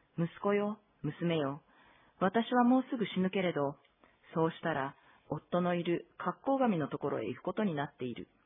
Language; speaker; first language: Japanese; native; Japanese